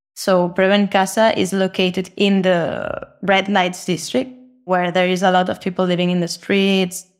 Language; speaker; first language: English; non-native, fluent; Spanish